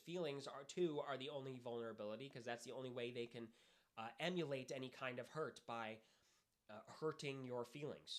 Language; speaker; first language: English; native; English